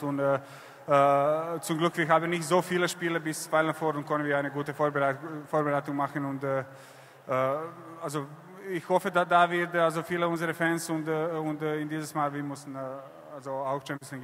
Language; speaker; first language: German; non-native, learner; Serbian